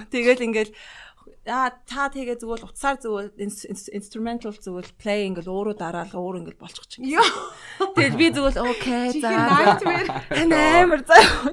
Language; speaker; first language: Mongolian; early bilingual, heritage; Mongolian